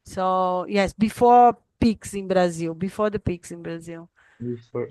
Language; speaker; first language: English; non-native, fluent; Portuguese